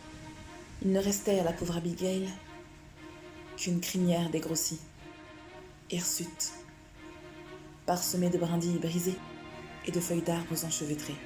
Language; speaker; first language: French; native; French